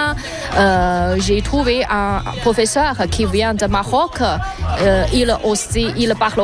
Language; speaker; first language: French; non-native, learner; Chinese